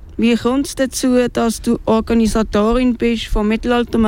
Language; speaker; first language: German; native; German